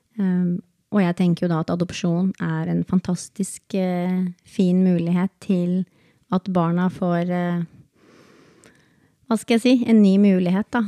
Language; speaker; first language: Norwegian; early bilingual, other home language; Spanish